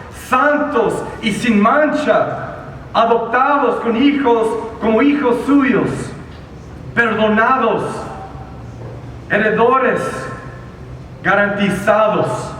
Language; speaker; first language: Spanish; early bilingual, heritage; Spanish